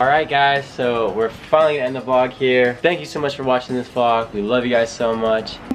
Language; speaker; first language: English; native; English